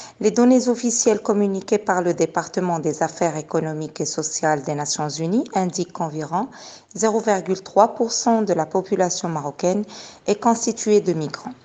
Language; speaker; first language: French; non-native, local second language; Arabic